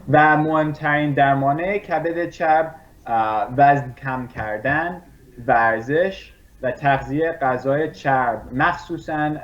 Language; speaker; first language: Persian; early bilingual, other home language; English